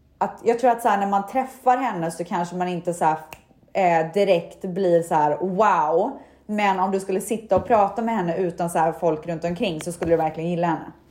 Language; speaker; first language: Swedish; native; Swedish